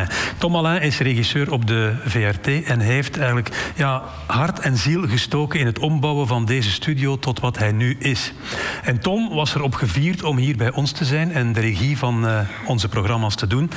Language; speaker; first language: Dutch; native; Dutch